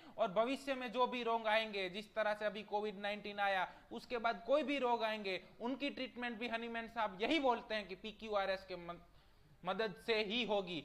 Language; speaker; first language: Hindi; non-native, local second language; Gujarati